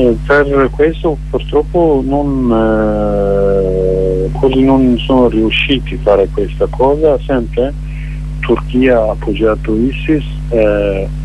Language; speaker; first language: Italian; non-native, learner; Kurdish